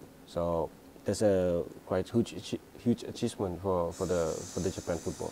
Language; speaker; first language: English; non-native, fluent; Indonesian